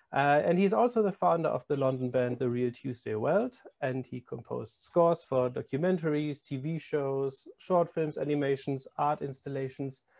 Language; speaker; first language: English; non-native, fluent; German